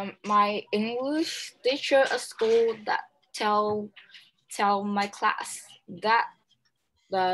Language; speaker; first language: English; non-native, learner; Vietnamese